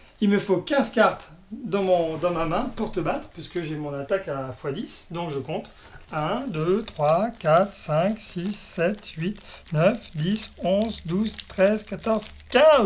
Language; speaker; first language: French; native; French